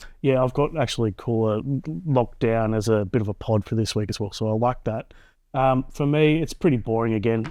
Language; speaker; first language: English; native; English